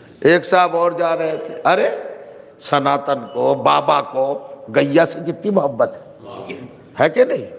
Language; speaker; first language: Urdu; native; Urdu